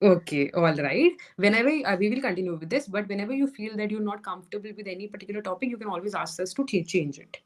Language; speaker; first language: English; non-native, local second language; Hindi